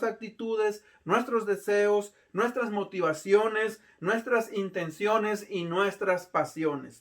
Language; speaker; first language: Spanish; native; Spanish